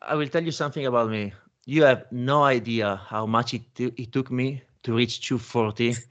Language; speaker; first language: English; non-native, fluent; Italian